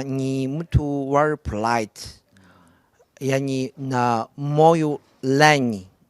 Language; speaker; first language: Swahili; non-native, learner; Chinese